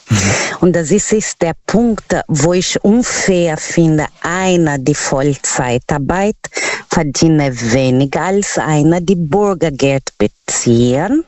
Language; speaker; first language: German; non-native, learner; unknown